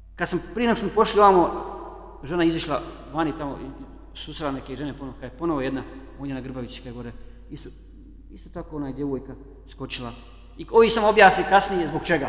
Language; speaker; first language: Bosnian; native; Bosnian